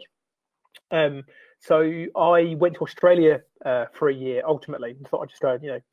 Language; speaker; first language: English; native; English